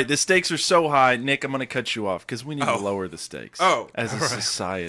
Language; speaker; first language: English; native; English